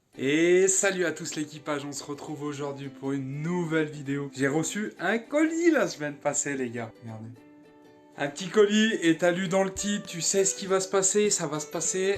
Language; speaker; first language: French; native; French